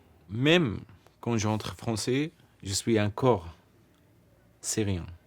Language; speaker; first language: French; non-native, learner; Arabic